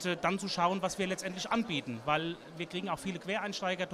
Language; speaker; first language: German; native; German